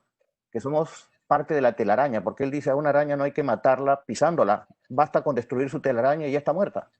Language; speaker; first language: Spanish; native; Spanish